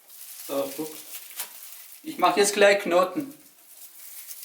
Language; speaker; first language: German; non-native, learner; Turkish